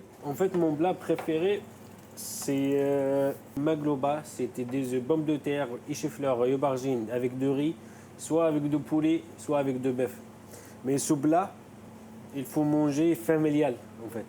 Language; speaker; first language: French; non-native, fluent; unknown